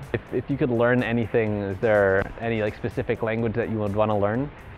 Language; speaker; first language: English; native; English